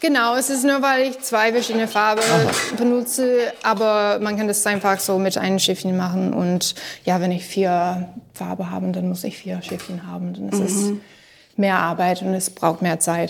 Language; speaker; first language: German; non-native, learner; English